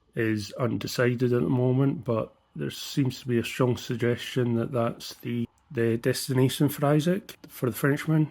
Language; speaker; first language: English; native; English